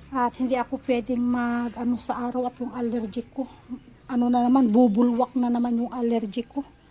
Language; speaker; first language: Filipino; native; Filipino